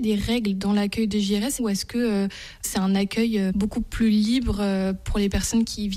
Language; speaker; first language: French; native; French